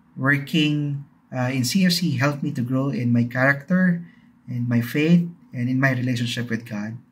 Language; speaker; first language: English; non-native, local second language; Bikol